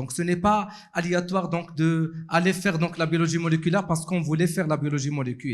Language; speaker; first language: French; non-native, local second language; Arabic